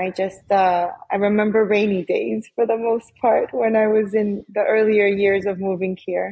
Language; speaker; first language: English; early bilingual, other home language; Spanish